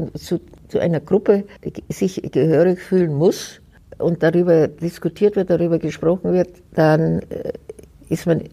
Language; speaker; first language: German; native; German